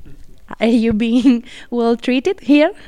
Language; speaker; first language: English; non-native, fluent; Spanish